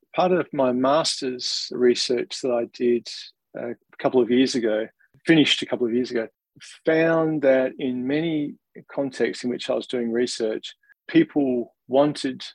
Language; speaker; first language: English; native; English